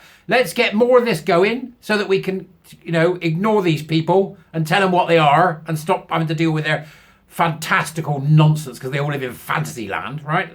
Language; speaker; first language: English; native; English